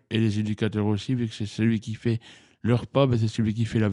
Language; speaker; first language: French; native; French